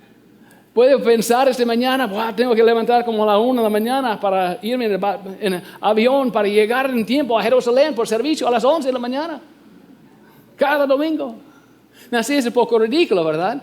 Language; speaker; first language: Spanish; non-native, fluent; English